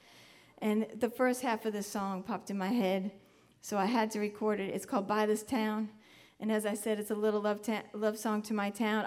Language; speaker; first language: English; native; English